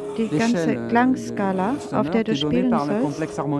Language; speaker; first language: German; native; German